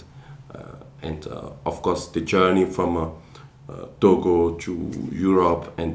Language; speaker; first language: English; non-native, fluent; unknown